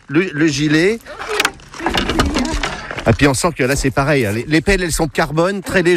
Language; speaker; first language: French; native; French